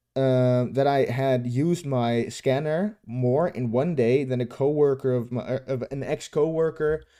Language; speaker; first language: English; non-native, fluent; Dutch